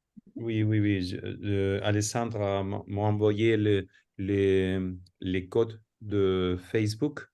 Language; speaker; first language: French; non-native, fluent; Spanish